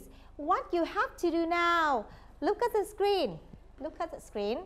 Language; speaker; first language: English; non-native, fluent; Vietnamese